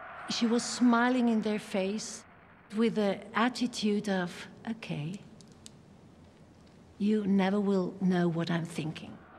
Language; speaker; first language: English; non-native, fluent; German